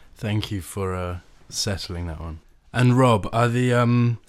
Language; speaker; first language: English; native; English